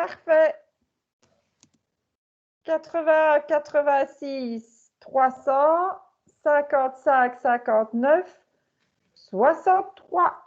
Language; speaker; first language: French; native; French